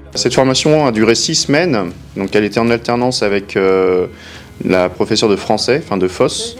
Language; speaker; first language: French; native; French